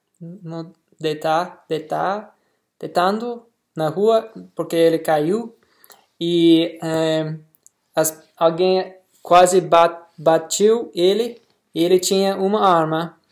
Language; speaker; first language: Portuguese; non-native, learner; English